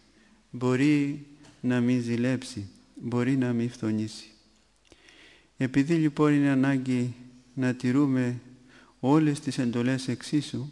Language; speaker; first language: Greek; native; Greek